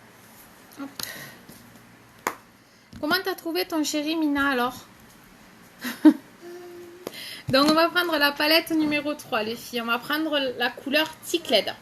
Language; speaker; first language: French; native; French